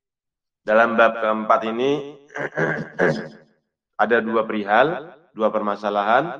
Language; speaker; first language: Indonesian; native; Indonesian